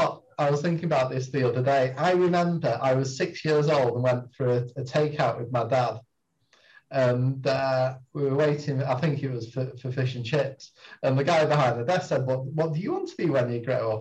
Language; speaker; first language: English; native; English